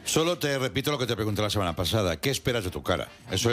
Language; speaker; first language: Spanish; native; Spanish